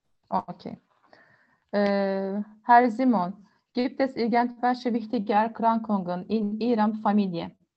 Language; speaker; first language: German; non-native, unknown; Turkish